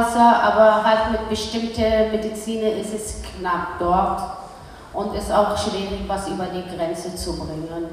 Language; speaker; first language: German; early bilingual, other home language; Kurdish